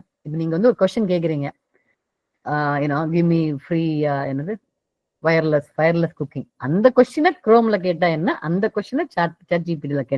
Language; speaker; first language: Tamil; native; Tamil